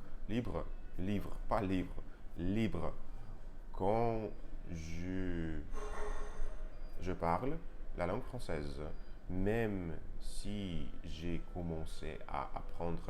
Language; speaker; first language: French; non-native, learner; Russian